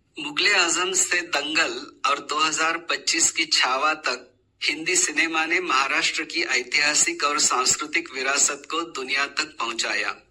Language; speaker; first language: Hindi; non-native, local second language; Marathi